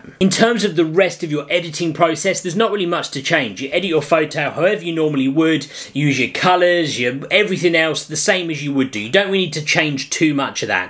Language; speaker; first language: English; native; English